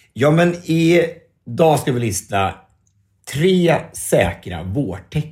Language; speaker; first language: Swedish; native; Swedish